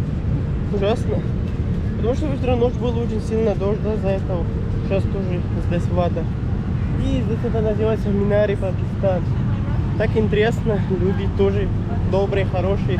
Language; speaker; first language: Russian; non-native, learner; Pashto